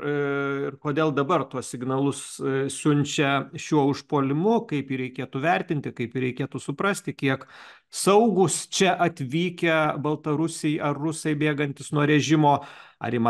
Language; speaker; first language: Lithuanian; native; Lithuanian